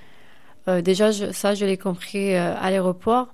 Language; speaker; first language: French; non-native, fluent; Persian